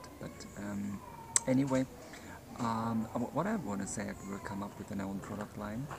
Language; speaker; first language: English; non-native, fluent; German